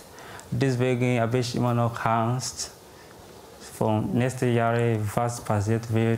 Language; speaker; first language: German; non-native, learner; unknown